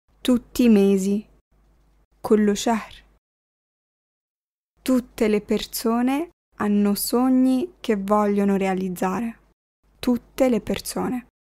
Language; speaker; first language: Italian; non-native, fluent; Arabic